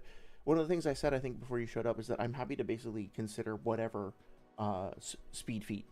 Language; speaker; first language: English; native; English